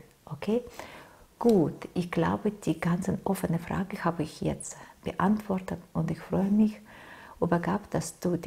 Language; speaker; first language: German; non-native, fluent; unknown